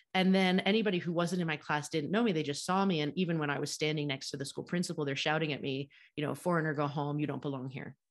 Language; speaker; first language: English; native; English